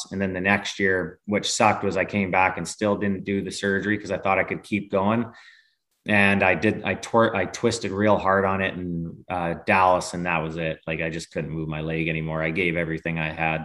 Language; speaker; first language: English; native; English